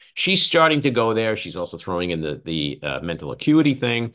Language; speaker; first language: English; native; English